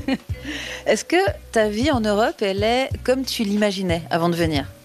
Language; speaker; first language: French; native; French